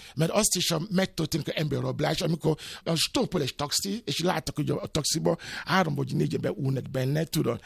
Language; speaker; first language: Hungarian; non-native, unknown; Yoruba